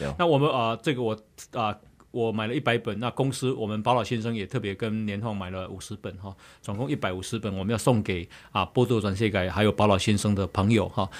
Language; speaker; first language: Chinese; native; Chinese